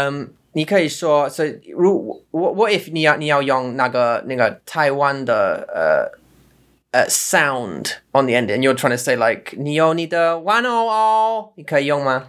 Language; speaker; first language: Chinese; non-native, learner; English